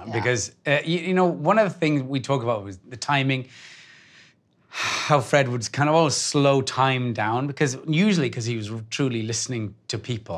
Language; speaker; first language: English; native; English